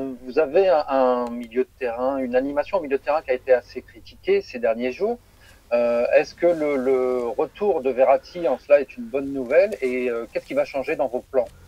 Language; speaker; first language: French; native; French